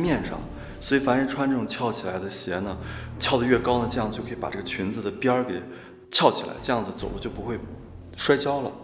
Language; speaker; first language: Chinese; native; Chinese